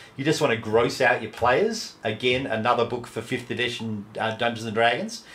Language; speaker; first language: English; native; English